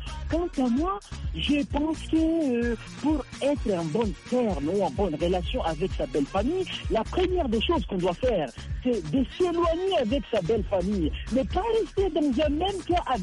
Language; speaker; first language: French; non-native, local second language; Rundi